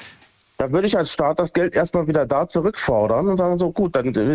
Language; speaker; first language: German; native; German